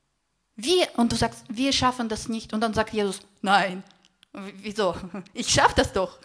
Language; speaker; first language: German; non-native, fluent; Russian